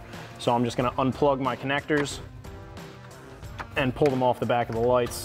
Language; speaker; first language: English; native; English